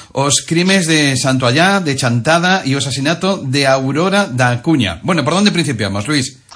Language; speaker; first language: Galician; native; Galician